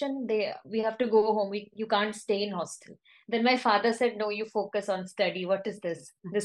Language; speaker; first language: English; non-native, local second language; Odia